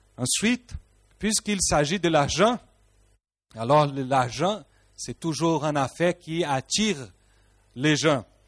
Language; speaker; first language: French; non-native, fluent; Portuguese